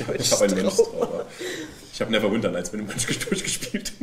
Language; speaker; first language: German; native; German